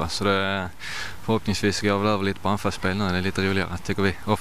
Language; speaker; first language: Swedish; native; Swedish